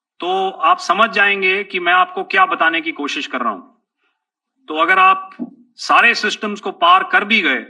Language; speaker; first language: Hindi; native; Hindi